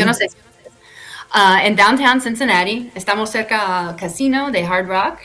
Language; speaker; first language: Spanish; non-native, fluent; English